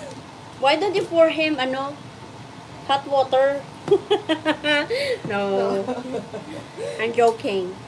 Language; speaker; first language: English; non-native, local second language; Filipino